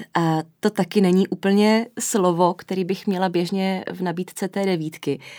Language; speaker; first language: Czech; native; Czech